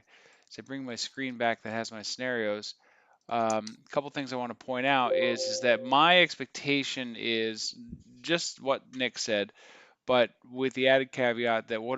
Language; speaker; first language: English; native; English